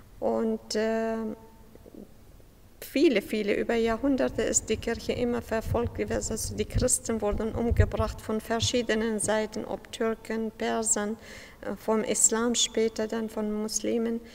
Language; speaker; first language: German; non-native, fluent; Syriac